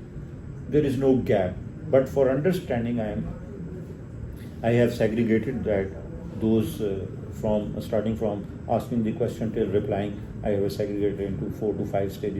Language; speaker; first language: English; non-native, local second language; Urdu